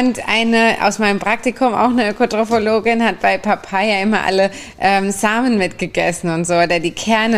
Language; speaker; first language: German; native; German